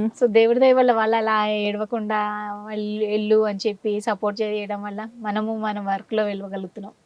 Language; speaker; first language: Telugu; native; Telugu